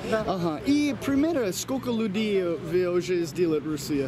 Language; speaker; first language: Russian; non-native, learner; English